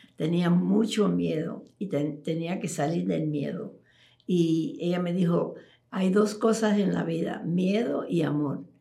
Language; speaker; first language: Spanish; early bilingual, heritage; Spanish